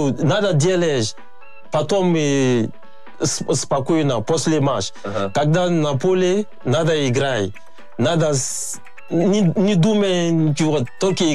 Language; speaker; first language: Russian; non-native, learner; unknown